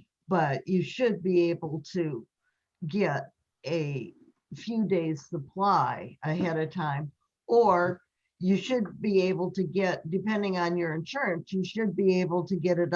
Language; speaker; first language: English; native; English